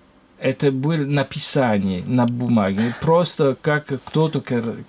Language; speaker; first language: Russian; non-native, learner; French